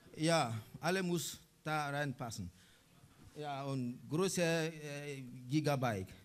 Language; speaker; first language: German; non-native, learner; Mandingo